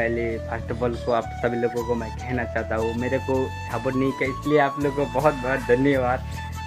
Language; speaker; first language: Hindi; non-native, local second language; Bangla